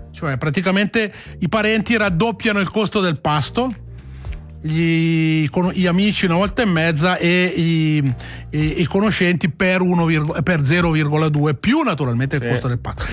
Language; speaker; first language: Italian; native; Italian